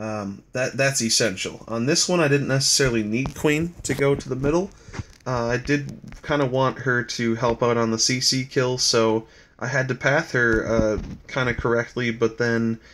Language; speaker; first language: English; native; English